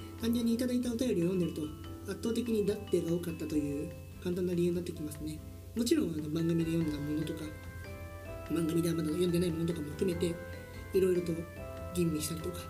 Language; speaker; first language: Japanese; native; Japanese